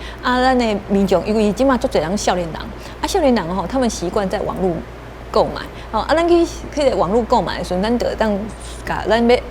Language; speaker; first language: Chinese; native; Chinese